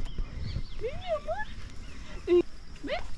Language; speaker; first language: Spanish; native; Spanish